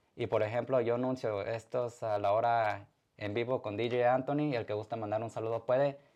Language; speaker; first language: Spanish; early bilingual, heritage; Spanish